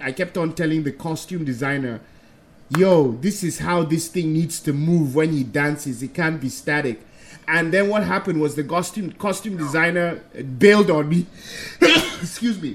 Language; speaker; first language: English; non-native, local second language; Hausa